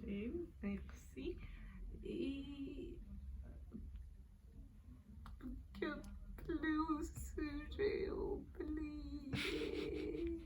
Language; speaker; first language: French; non-native, learner; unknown